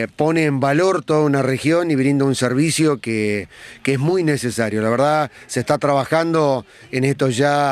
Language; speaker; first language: Spanish; native; Spanish